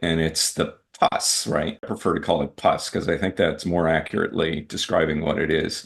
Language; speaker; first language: English; native; English